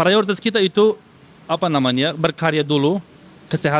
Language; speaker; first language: Indonesian; non-native, learner; Turkish